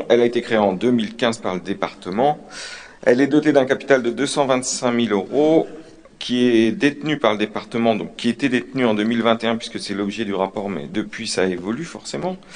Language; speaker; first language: French; native; French